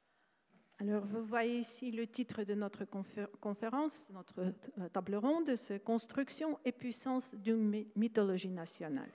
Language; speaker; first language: French; non-native, fluent; Ukrainian